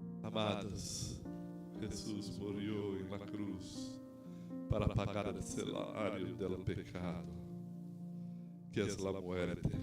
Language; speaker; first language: Spanish; non-native, fluent; Portuguese